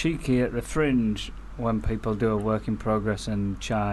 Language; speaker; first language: English; native; English